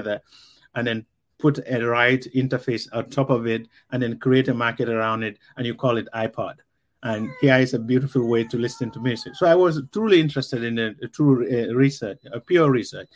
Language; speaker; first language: English; non-native, local second language; Mandingo